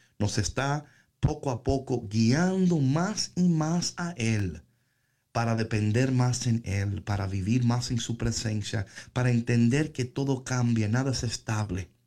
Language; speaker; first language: Spanish; native; Spanish